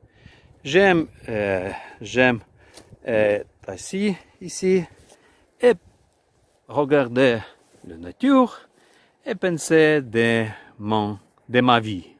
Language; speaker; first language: French; non-native, learner; Ukrainian